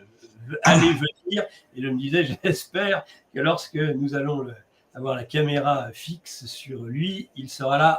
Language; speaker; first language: French; native; French